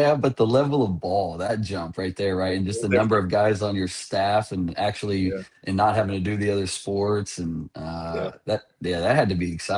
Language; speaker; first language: English; native; English